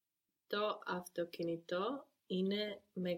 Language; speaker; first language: Greek; non-native, learner; English